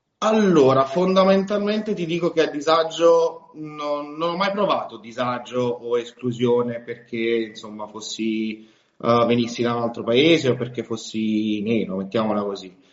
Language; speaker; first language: Italian; early bilingual, other home language; Swahili